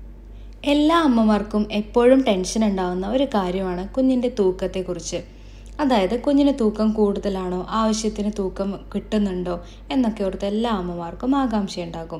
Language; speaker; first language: Malayalam; native; Malayalam